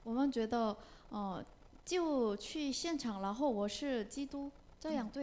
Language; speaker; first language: Chinese; non-native, learner; Korean